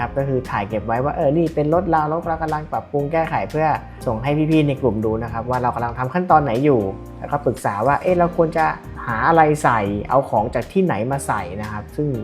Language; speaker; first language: Thai; native; Thai